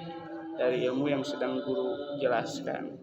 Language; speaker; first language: Indonesian; native; Indonesian